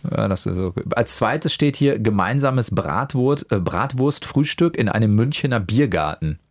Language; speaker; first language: German; native; German